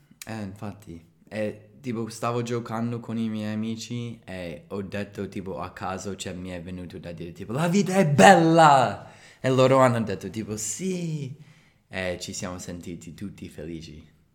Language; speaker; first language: Italian; non-native, fluent; English